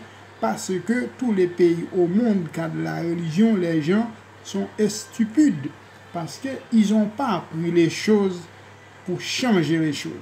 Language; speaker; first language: French; non-native, local second language; Haitian Creole